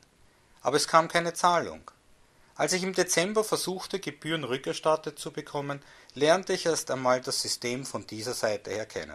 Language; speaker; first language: German; native; German